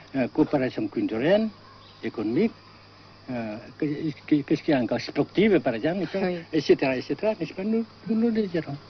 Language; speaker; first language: French; non-native, fluent; Vietnamese